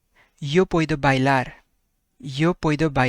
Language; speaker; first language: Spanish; non-native, fluent; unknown